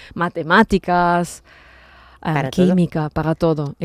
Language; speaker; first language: Spanish; non-native, fluent; German